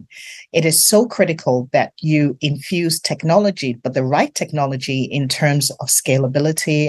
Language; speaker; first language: English; non-native, local second language; Yoruba